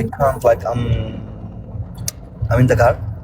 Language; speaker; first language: English; non-native, learner; Amharic